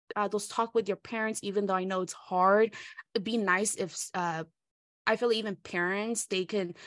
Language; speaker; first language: English; early bilingual, other home language; Hmong